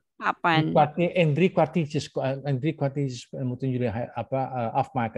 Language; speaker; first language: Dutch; non-native, fluent; Indonesian